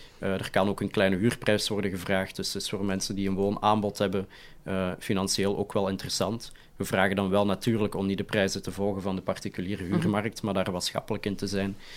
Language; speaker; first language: Dutch; native; Dutch